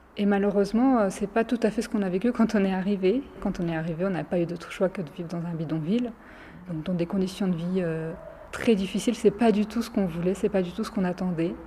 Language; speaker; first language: French; early bilingual, other home language; Romany